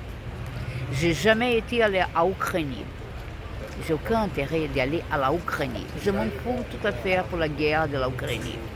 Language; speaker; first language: French; non-native, fluent; Portuguese